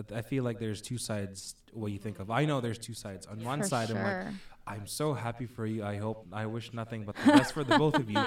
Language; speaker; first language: English; non-native, local second language; Filipino